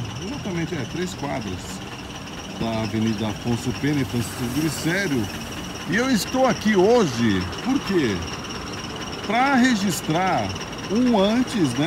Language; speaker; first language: Portuguese; native; Portuguese